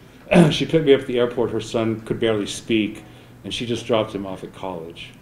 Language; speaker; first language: English; native; English